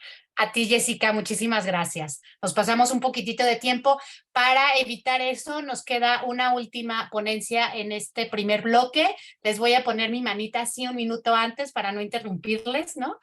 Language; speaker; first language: Spanish; native; Spanish